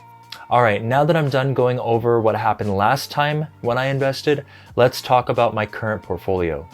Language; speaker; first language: English; native; English